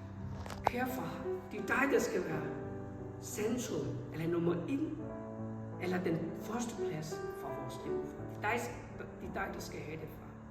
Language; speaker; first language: Danish; non-native, fluent; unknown